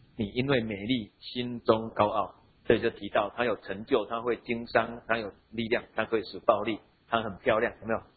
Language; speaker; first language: Chinese; native; Chinese